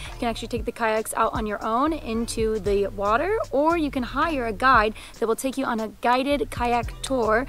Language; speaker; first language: English; native; English